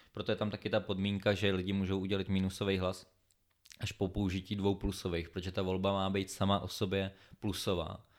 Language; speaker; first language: Czech; native; Czech